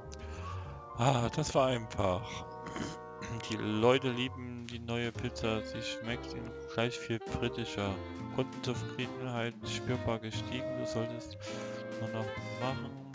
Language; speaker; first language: German; native; German